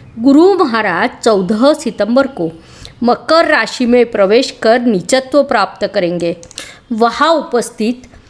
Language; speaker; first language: Hindi; native; Hindi